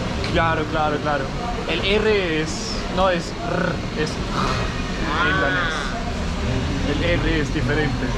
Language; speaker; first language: Spanish; non-native, learner; Danish